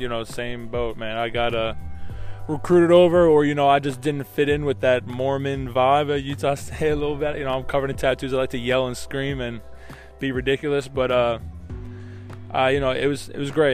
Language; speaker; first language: English; native; English